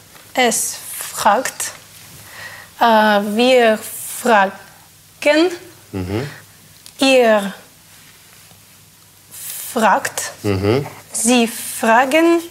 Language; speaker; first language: German; non-native, learner; Russian